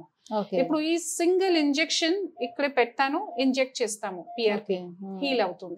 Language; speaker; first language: Telugu; non-native, fluent; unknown